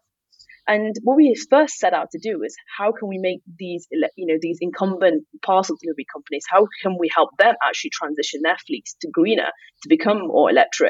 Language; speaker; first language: English; native; English